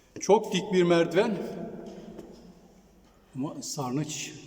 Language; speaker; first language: Turkish; native; Turkish